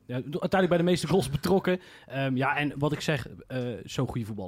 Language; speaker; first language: Dutch; native; Dutch